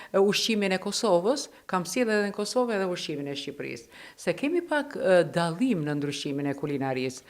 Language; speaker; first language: Albanian; native; Albanian